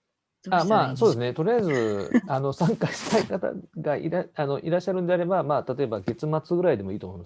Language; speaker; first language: Japanese; native; Japanese